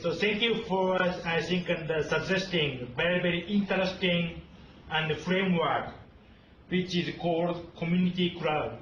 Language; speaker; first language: English; non-native, fluent; Japanese